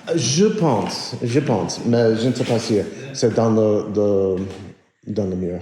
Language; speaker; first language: French; non-native, learner; English